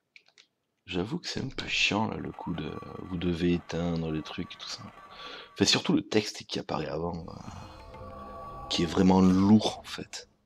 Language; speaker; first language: French; native; French